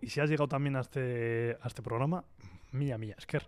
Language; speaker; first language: Spanish; non-native, local second language; Basque